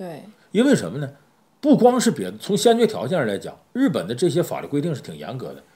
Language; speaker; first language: Chinese; native; Chinese